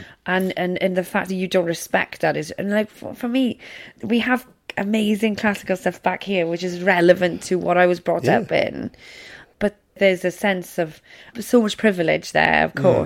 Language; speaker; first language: English; non-native, local second language; Welsh